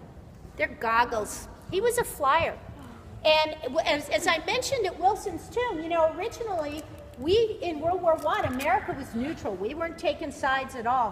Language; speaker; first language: English; native; English